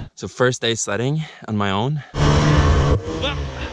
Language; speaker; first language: English; non-native, fluent; Norwegian